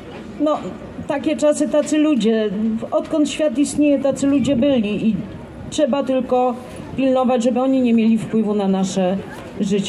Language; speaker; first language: Polish; native; Polish